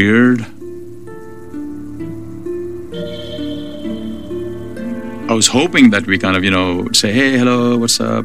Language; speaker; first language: English; non-native, local second language; Urdu